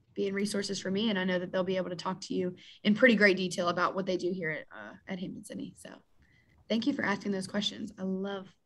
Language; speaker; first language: English; native; English